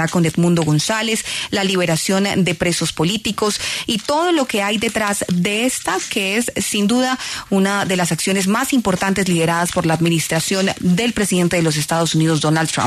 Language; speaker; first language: Spanish; native; Spanish